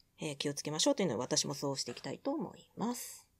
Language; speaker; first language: Japanese; native; Japanese